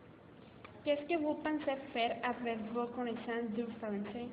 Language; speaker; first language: French; non-native, learner; Spanish